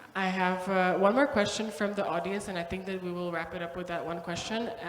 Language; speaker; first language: English; non-native, fluent; Slovak